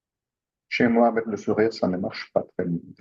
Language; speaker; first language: French; non-native, fluent; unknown